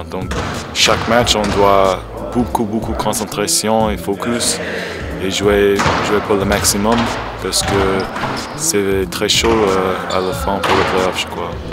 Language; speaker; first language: French; non-native, fluent; English